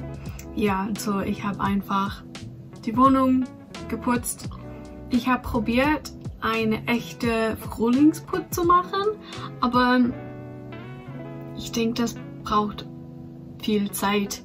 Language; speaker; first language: German; non-native, fluent; English